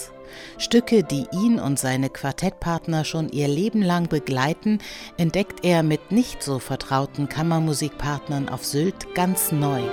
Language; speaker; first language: German; native; German